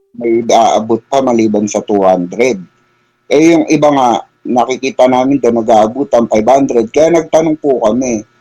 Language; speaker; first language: Filipino; native; Filipino